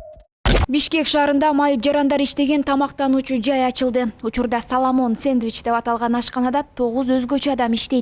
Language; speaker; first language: Kyrgyz; native; Kyrgyz